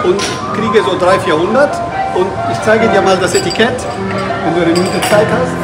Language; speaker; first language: German; non-native, fluent; Italian